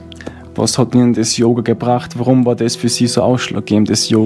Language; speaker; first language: German; native; German